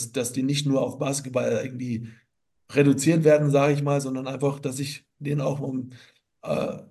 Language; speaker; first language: German; native; German